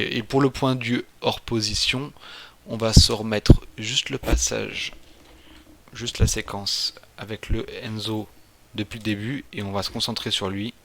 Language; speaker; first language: French; native; French